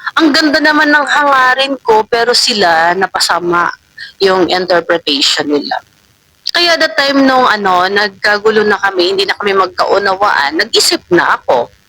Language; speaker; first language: Filipino; non-native, local second language; Waray